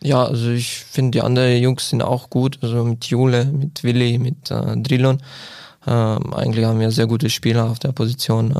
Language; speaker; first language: German; non-native, fluent; Croatian